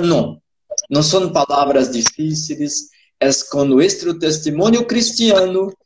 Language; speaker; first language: Spanish; non-native, fluent; Portuguese